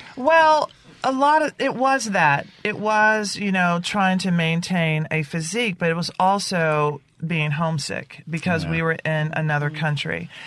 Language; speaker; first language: English; native; English